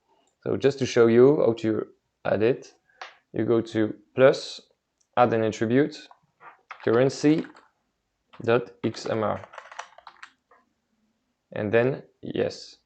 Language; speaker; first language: English; non-native, fluent; French